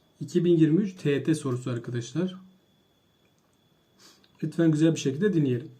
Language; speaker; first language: Turkish; native; Turkish